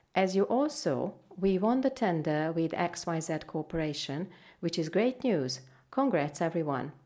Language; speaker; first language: English; non-native, fluent; Hungarian